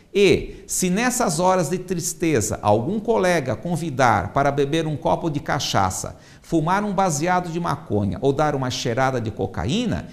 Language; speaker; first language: Portuguese; native; Portuguese